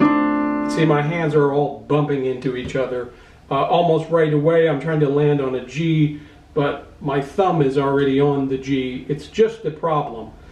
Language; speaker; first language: English; native; English